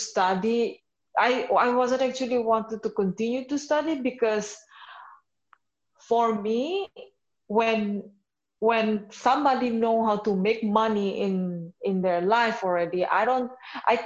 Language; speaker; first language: English; non-native, fluent; Indonesian